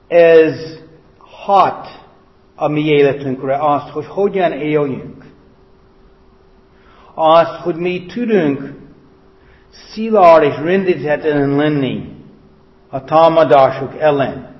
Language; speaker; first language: Hungarian; non-native, fluent; English